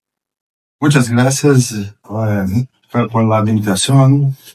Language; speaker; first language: Spanish; non-native, fluent; Portuguese